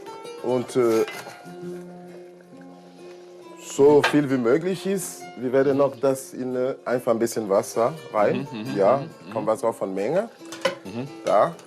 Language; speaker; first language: German; non-native, learner; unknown